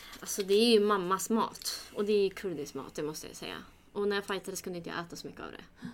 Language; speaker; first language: Swedish; early bilingual, other home language; Kurdish